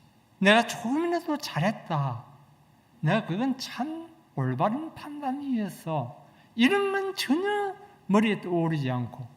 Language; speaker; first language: Korean; native; Korean